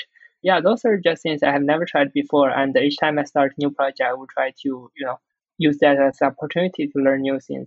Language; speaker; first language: English; non-native, fluent; Chinese